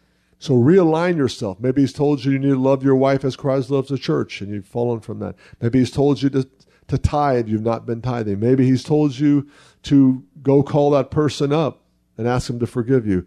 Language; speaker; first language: English; native; English